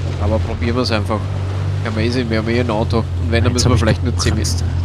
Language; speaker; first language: German; native; German